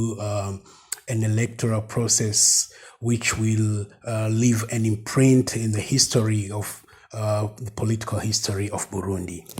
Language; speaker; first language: English; non-native, fluent; Rundi